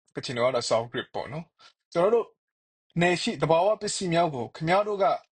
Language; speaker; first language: Burmese; non-native, local second language; Kachin